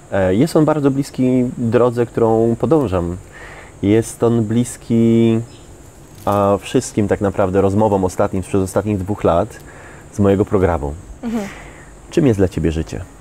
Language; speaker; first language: Polish; native; Polish